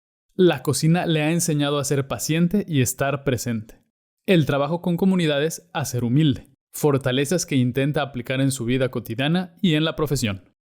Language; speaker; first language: Spanish; native; Spanish